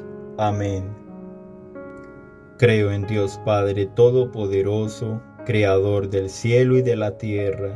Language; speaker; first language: Spanish; native; Spanish